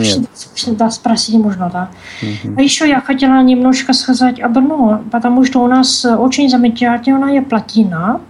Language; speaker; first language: Russian; non-native, learner; Czech